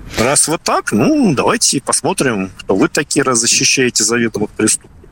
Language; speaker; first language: Russian; native; Russian